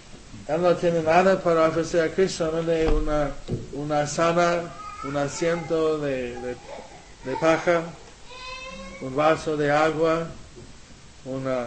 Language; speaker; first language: Spanish; non-native, learner; English